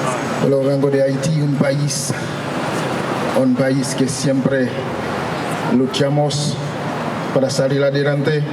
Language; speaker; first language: Spanish; non-native, local second language; Haitian Creole